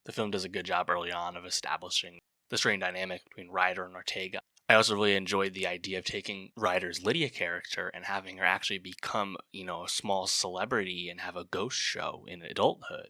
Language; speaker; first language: English; native; English